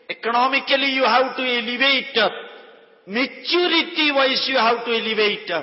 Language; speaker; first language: English; non-native, local second language; Malayalam